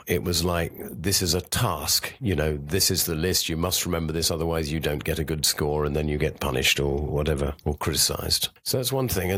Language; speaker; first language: English; native; English